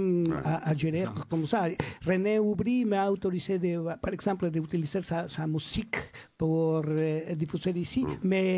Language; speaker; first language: French; non-native, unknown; Spanish